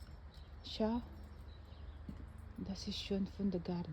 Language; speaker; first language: German; non-native, learner; Filipino